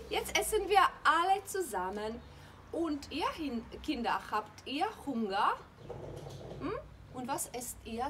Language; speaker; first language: German; non-native, fluent; Croatian